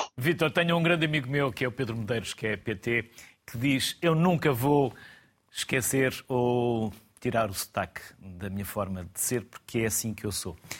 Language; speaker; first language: Portuguese; native; Portuguese